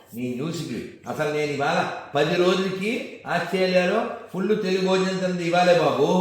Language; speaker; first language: Telugu; native; Telugu